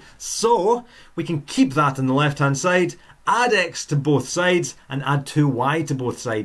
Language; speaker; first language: English; native; English